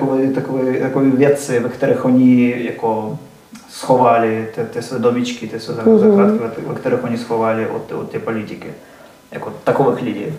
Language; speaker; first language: Czech; non-native, learner; Russian